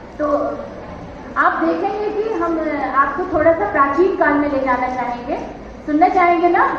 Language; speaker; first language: Hindi; native; Hindi